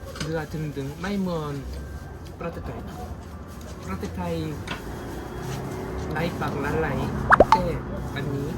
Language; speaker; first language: Thai; non-native, fluent; Korean